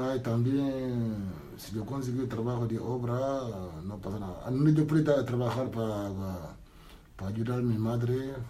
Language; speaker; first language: Spanish; non-native, learner; Wolof